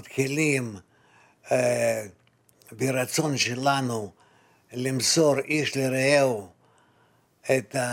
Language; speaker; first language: Hebrew; non-native, fluent; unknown